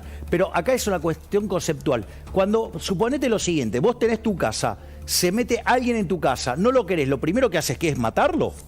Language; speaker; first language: Spanish; native; Spanish